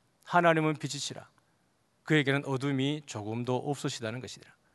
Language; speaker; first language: Korean; native; Korean